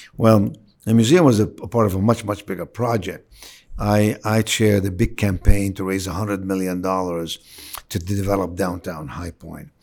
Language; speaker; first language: English; non-native, fluent; Arabic